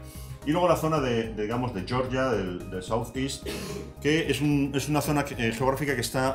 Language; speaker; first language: Spanish; native; Spanish